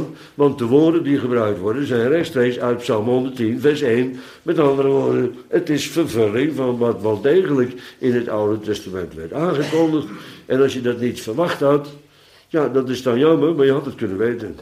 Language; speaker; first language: Dutch; native; Dutch